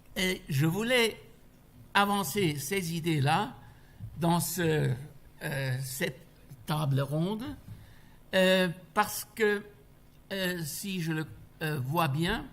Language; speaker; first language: French; non-native, fluent; German